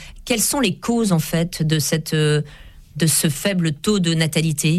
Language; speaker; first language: French; native; French